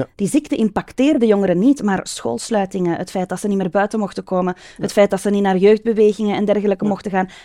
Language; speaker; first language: Dutch; native; Dutch